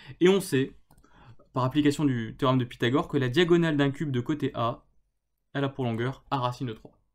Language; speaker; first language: French; native; French